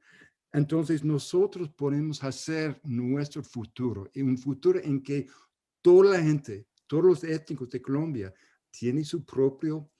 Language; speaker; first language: Spanish; non-native, fluent; English